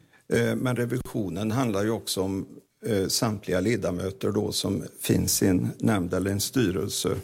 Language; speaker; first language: Swedish; native; Swedish